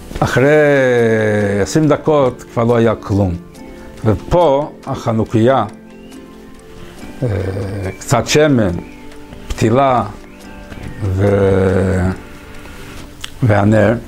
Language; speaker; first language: Hebrew; early bilingual, heritage; English